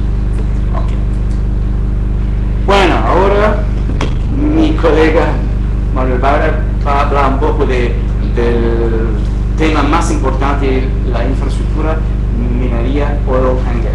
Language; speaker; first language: Spanish; non-native, fluent; English